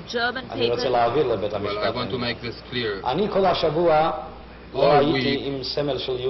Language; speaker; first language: Hebrew; non-native, fluent; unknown